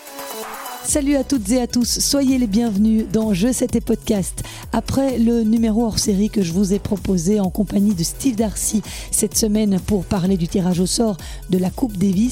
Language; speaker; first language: French; native; French